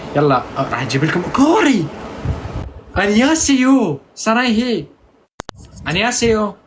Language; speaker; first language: Arabic; non-native, local second language; Kurdish